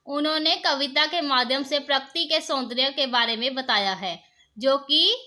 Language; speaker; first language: Hindi; non-native, local second language; Punjabi